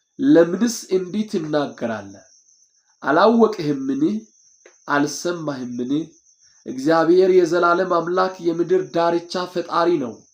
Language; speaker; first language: Amharic; non-native, local second language; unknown